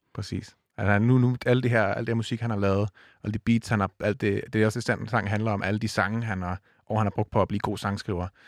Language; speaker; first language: Danish; native; Danish